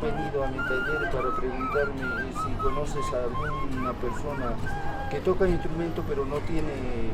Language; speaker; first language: Spanish; native; Spanish